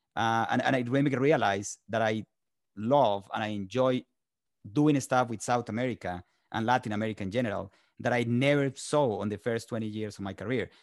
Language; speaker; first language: English; non-native, fluent; Spanish